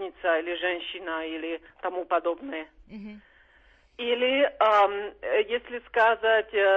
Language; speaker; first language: Russian; non-native, fluent; Czech